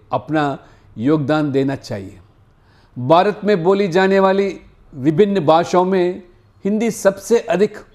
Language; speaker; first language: Hindi; non-native, local second language; Telugu